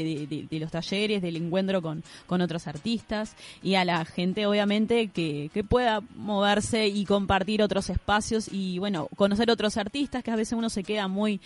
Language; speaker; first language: Spanish; native; Spanish